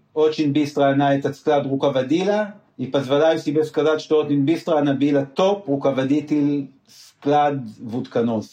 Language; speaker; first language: Russian; non-native, learner; Hebrew